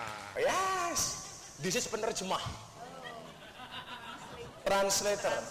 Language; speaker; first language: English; non-native, learner; Javanese